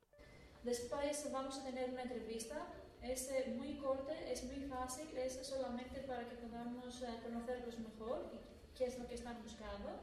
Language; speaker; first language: Spanish; non-native, fluent; Greek